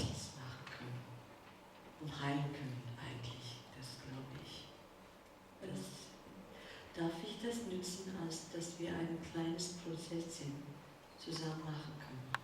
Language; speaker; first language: German; non-native, learner; English